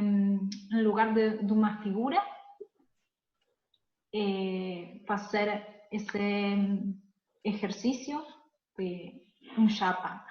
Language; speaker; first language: Portuguese; non-native, fluent; Spanish